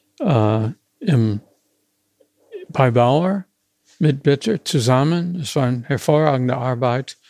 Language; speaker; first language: German; non-native, fluent; English